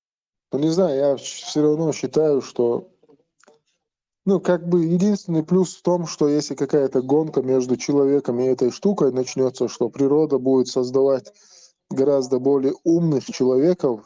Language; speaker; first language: Russian; non-native, local second language; Chechen